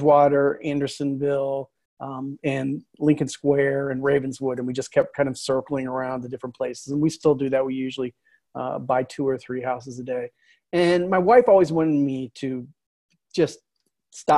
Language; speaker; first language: English; native; English